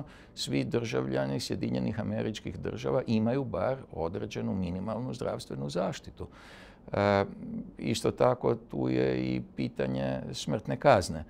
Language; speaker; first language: Serbian; native; Serbian